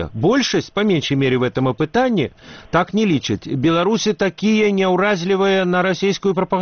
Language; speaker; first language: Belarusian; native; Belarusian